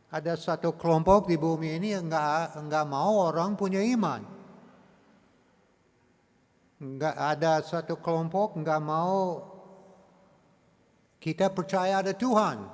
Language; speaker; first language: Indonesian; non-native, learner; English